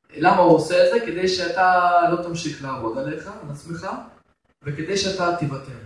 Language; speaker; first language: Hebrew; non-native, fluent; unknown